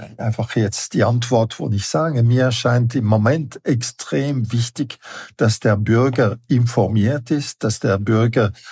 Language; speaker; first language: German; non-native, fluent; French